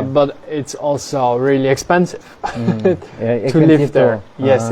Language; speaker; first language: English; non-native, fluent; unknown